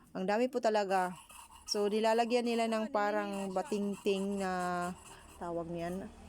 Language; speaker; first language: Filipino; non-native, local second language; Cebuano